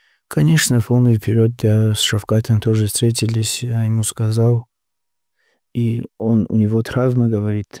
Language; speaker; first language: Russian; non-native, local second language; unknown